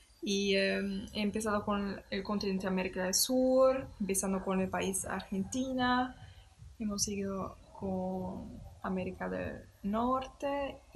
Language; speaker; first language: Spanish; non-native, fluent; German